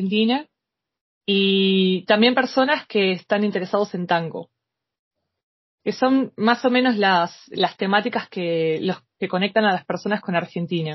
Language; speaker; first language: Spanish; native; Spanish